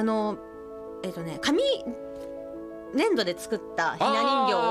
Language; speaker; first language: Japanese; native; Japanese